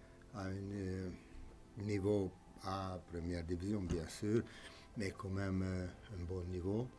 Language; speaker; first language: French; non-native, fluent; Romanian